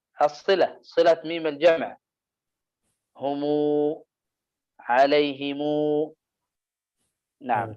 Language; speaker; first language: Arabic; native; Arabic